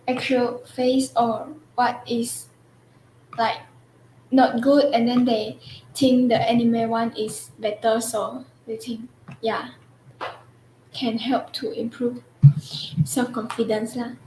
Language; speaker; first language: English; non-native, local second language; Chinese